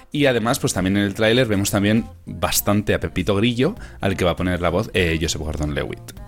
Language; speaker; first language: Spanish; native; Spanish